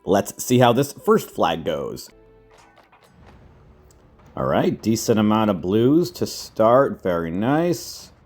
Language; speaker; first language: English; native; English